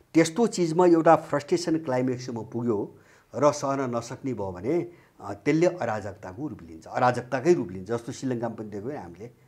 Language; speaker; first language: Nepali; native; Nepali